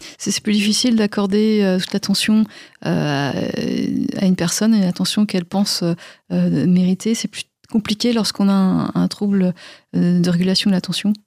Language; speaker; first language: French; native; French